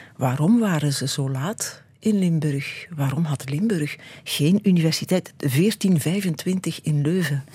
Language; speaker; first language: Dutch; native; Dutch